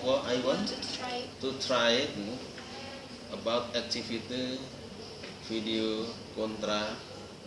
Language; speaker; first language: English; non-native, learner; Indonesian